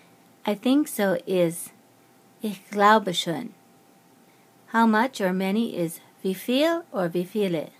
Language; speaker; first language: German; non-native, learner; English